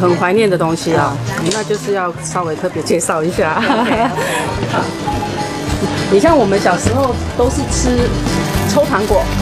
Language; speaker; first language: Chinese; native; Chinese